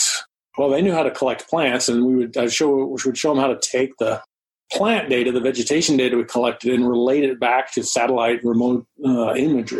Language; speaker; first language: English; native; English